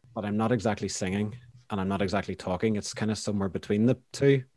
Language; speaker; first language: English; native; English